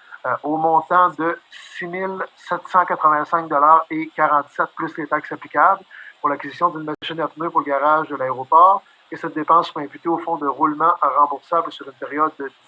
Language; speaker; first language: French; native; French